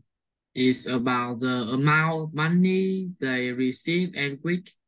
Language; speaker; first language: English; non-native, learner; Vietnamese